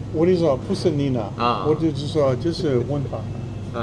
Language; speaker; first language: Chinese; non-native, fluent; English